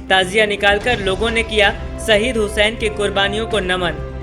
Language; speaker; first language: Hindi; native; Hindi